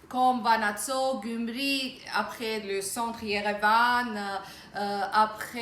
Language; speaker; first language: French; non-native, learner; Armenian